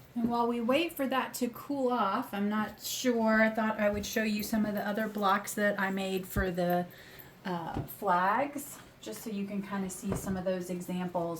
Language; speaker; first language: English; native; English